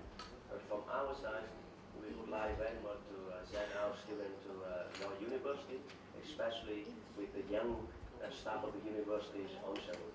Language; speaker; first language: English; non-native, fluent; Vietnamese